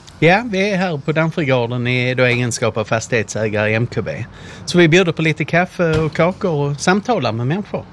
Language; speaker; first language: Swedish; native; Swedish